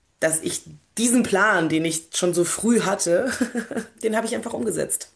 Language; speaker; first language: German; early bilingual, other home language; Polish